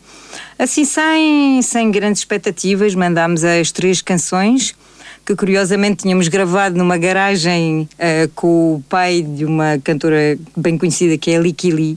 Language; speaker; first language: Portuguese; native; Portuguese